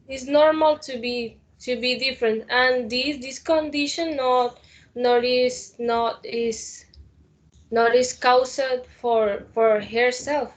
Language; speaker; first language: English; non-native, learner; Spanish